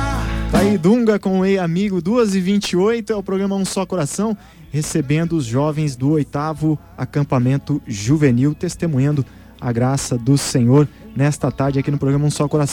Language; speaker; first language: Portuguese; native; Portuguese